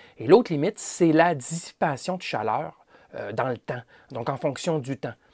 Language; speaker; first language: French; native; French